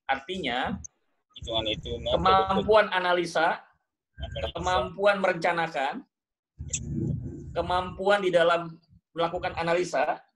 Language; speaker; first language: Indonesian; native; Indonesian